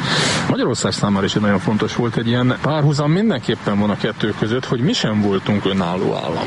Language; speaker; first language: Hungarian; native; Hungarian